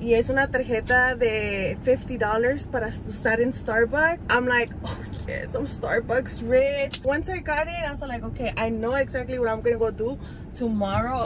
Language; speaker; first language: English; early bilingual, other home language; Spanish